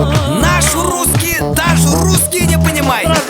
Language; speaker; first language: Russian; non-native, local second language; Kazakh